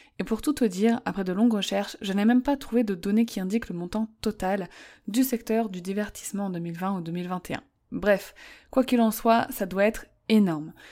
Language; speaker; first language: French; native; French